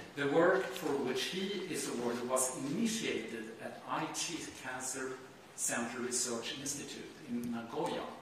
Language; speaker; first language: English; non-native, fluent; Swedish